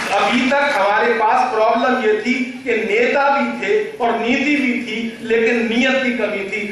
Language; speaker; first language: Urdu; native; Urdu